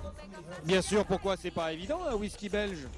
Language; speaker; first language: French; native; French